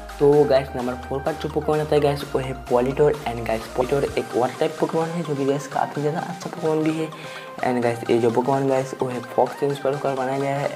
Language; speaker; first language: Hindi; non-native, local second language; Bangla